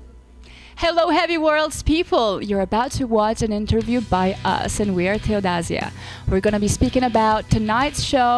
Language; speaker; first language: English; non-native, fluent; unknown